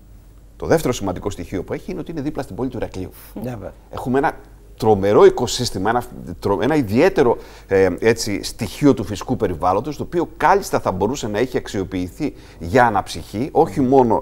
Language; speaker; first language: Greek; native; Greek